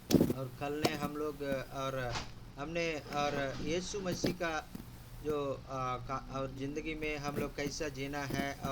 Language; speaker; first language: Hindi; non-native, local second language; Telugu